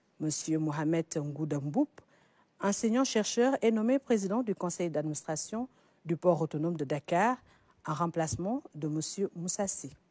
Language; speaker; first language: French; non-native, local second language; Wolof